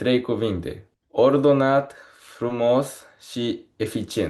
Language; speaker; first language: Romanian; early bilingual, heritage; Romanian